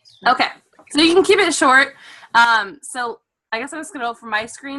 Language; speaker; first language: English; native; English